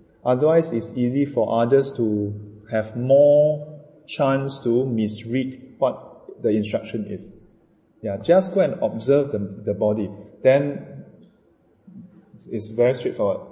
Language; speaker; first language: English; non-native, local second language; Chinese